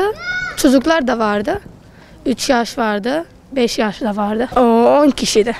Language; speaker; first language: Turkish; non-native, local second language; Kurdish